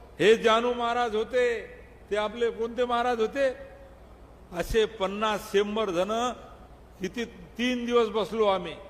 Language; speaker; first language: Marathi; non-native, local second language; Lambadi